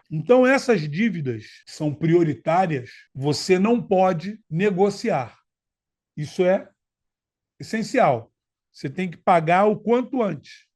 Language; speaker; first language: Portuguese; native; Portuguese